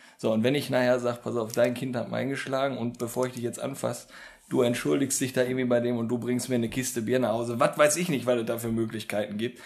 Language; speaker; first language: German; native; German